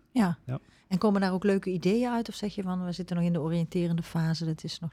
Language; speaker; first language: Dutch; native; Dutch